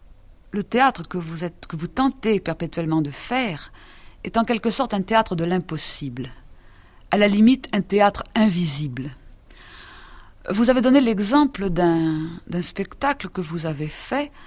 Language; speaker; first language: French; native; French